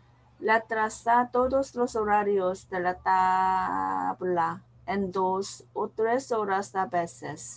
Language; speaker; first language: Spanish; non-native, learner; Korean